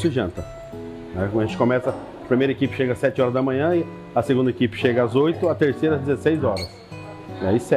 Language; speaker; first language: Portuguese; native; Portuguese